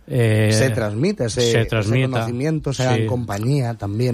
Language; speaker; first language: Spanish; native; Spanish